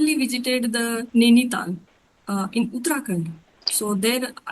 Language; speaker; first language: English; non-native, learner; Hindi